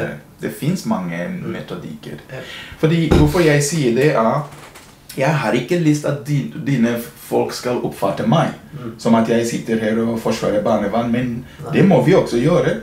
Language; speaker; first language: Norwegian; non-native, fluent; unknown